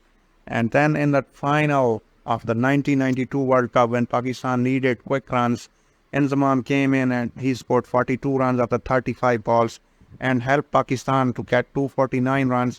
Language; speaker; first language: English; non-native, local second language; Urdu